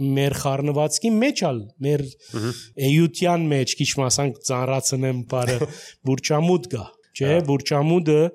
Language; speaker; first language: Armenian; early bilingual, heritage; Armenian